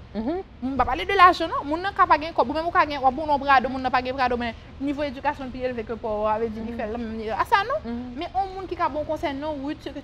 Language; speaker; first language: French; non-native, local second language; Haitian Creole